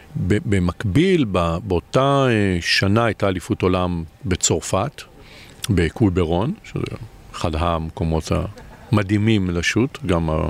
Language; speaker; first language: Hebrew; native; Hebrew